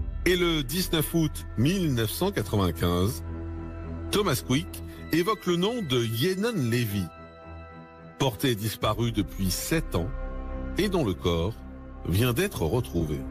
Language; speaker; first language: French; native; French